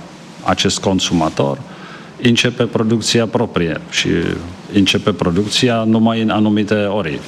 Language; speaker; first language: Romanian; non-native, fluent; Czech